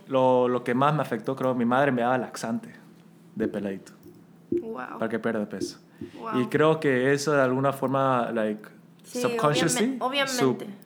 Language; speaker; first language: Spanish; early bilingual, other home language; Korean